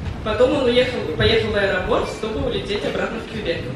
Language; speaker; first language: Russian; native; Russian